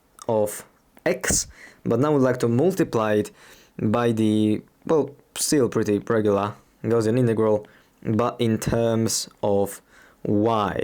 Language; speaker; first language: English; non-native, fluent; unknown